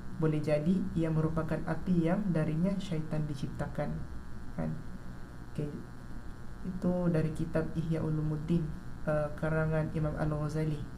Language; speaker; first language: Malay; native; Malay